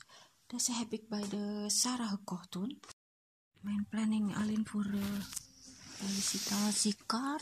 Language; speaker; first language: Dutch; non-native, local second language; Indonesian